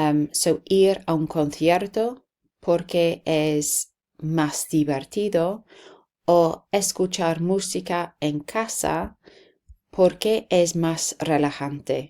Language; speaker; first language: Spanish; non-native, fluent; English